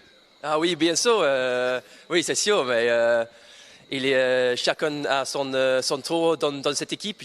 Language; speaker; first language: French; non-native, learner; English